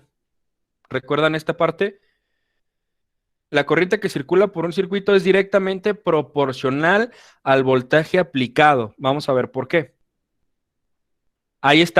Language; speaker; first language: Spanish; native; Spanish